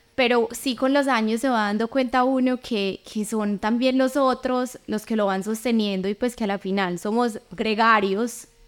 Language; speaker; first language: Spanish; native; Spanish